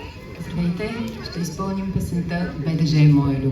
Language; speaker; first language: Bulgarian; native; Bulgarian